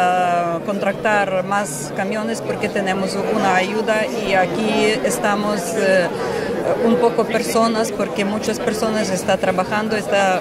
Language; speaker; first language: Spanish; non-native, learner; Ukrainian